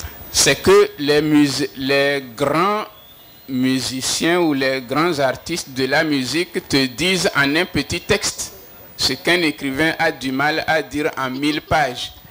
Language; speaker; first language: French; non-native, local second language; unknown